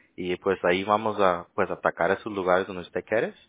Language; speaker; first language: Spanish; early bilingual, heritage; Spanish